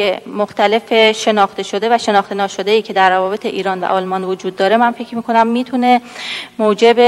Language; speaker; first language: Persian; native; Persian